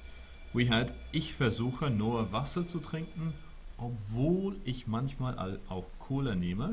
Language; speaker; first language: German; non-native, fluent; English